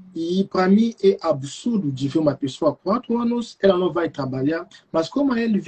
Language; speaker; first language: Portuguese; non-native, fluent; Lingala